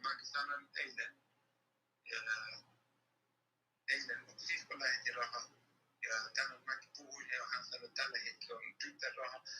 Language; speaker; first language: Finnish; non-native, learner; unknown